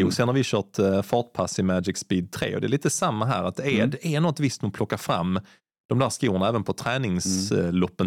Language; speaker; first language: Swedish; native; Swedish